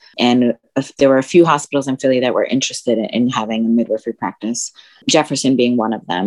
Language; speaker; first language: English; early bilingual, other home language; Spanish